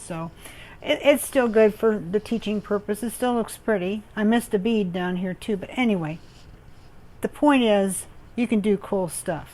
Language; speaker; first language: English; native; English